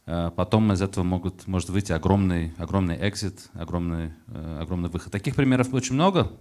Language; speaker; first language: Russian; early bilingual, heritage; Russian